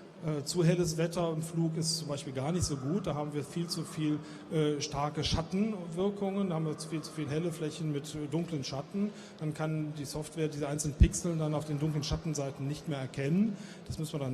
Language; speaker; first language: German; native; German